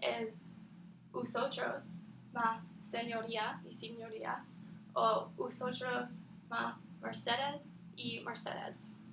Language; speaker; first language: Spanish; non-native, learner; English